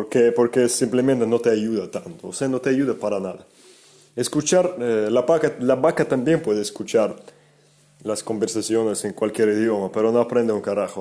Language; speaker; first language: Spanish; non-native, fluent; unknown